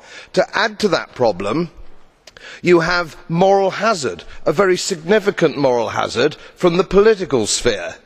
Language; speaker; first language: English; native; English